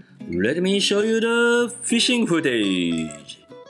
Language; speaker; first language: English; non-native, fluent; Japanese